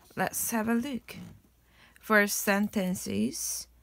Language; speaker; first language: English; non-native, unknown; Korean